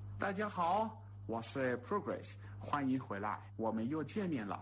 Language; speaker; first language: Chinese; non-native, learner; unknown